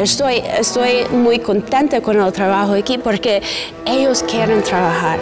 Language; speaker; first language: Spanish; non-native, fluent; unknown